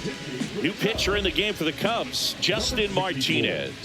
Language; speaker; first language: English; native; English